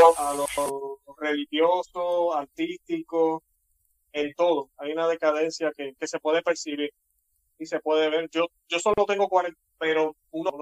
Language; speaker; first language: Spanish; native; Spanish